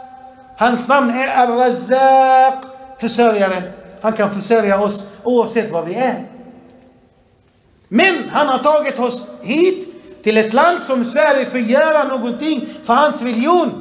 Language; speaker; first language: Swedish; early bilingual, other home language; Arabic